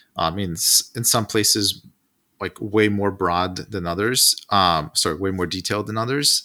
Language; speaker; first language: English; non-native, fluent; Russian